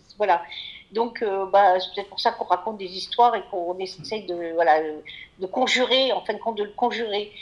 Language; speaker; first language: French; early bilingual, other home language; Kabyle